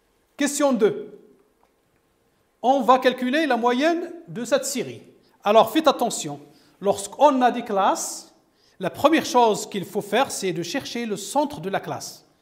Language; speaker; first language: French; non-native, local second language; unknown